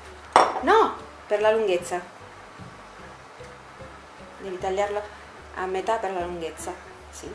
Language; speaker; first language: Italian; native; Italian